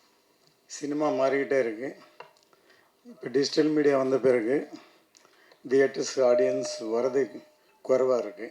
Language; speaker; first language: Tamil; native; Tamil